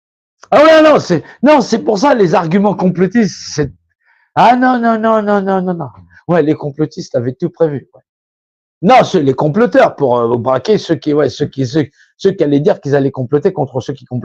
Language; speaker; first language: French; native; French